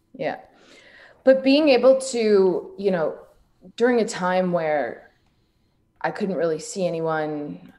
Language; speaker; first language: English; native; English